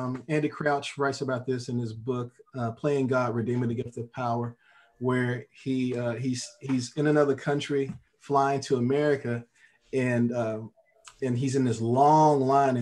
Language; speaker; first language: English; native; English